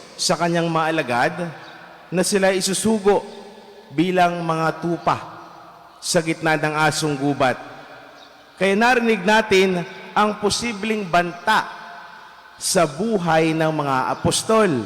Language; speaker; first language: Filipino; non-native, local second language; Hiligaynon